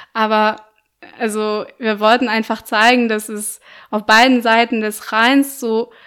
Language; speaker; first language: German; non-native, fluent; French